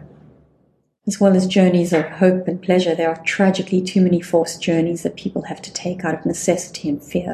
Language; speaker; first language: English; native; English